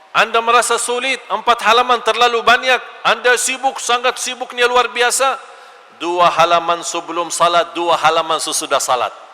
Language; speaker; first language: Malay; non-native, fluent; Arabic